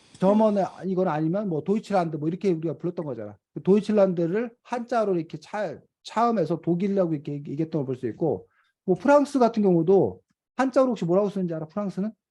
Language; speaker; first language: Korean; native; Korean